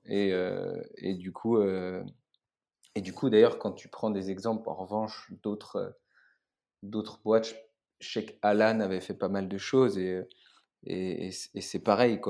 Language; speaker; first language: French; native; French